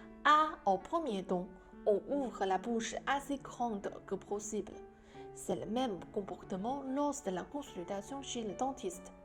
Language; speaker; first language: French; non-native, fluent; Chinese